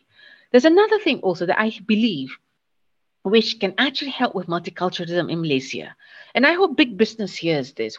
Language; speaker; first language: English; non-native, local second language; Malay